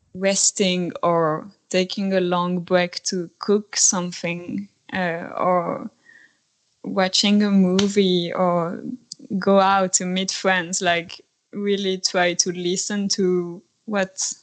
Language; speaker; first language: English; non-native, fluent; French